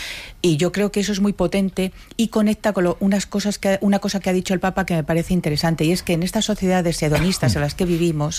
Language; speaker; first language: Spanish; native; Spanish